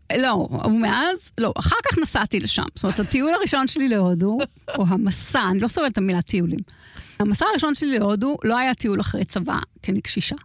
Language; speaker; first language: Hebrew; native; Hebrew